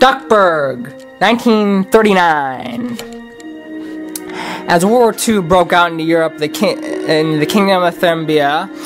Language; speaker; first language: English; native; English